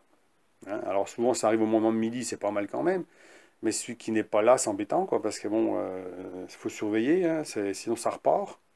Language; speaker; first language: French; native; French